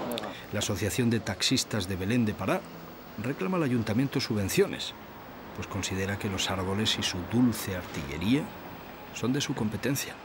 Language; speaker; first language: Spanish; native; Spanish